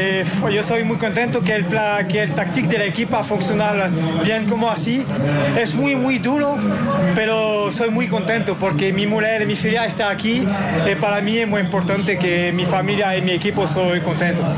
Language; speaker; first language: Spanish; non-native, learner; French